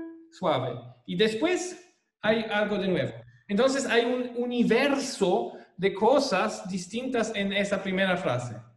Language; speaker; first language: Spanish; non-native, fluent; German